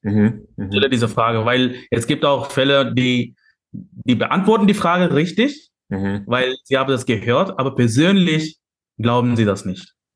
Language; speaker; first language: German; non-native, fluent; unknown